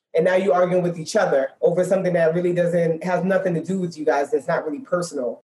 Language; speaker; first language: English; native; English